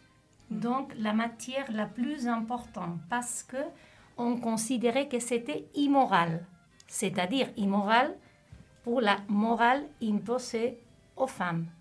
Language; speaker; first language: French; non-native, fluent; Spanish